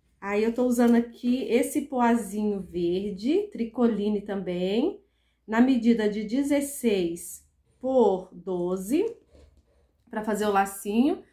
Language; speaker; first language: Portuguese; native; Portuguese